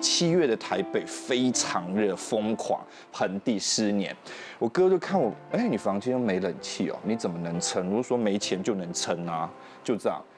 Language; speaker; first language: Chinese; native; Chinese